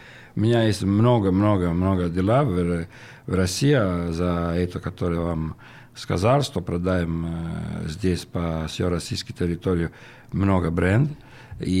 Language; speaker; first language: Russian; non-native, learner; Italian